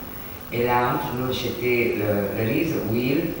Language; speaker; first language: French; non-native, learner; Italian